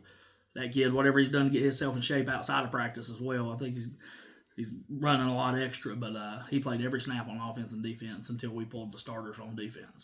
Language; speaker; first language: English; native; English